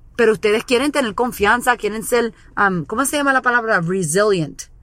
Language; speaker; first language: Spanish; early bilingual, other home language; English